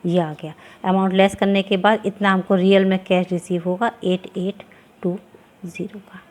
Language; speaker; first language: Hindi; native; Hindi